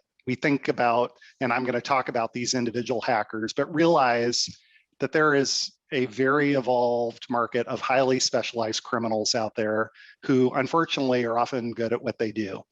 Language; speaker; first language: English; native; English